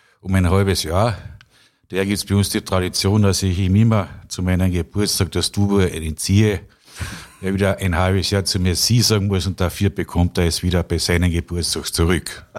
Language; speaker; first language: German; native; German